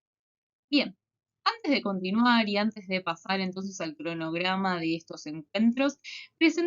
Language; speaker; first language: Spanish; native; Spanish